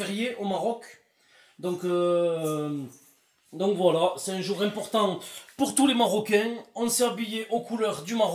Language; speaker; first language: French; native; French